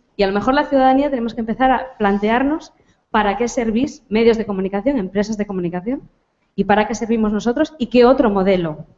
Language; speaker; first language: Spanish; non-native, local second language; Galician